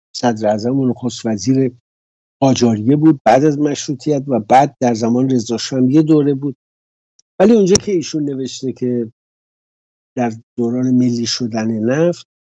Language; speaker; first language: Persian; native; Persian